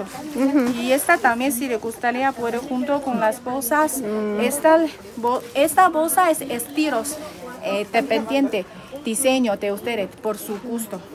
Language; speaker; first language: Spanish; non-native, learner; Chinese